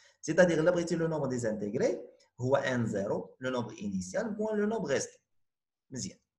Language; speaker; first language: French; non-native, local second language; Arabic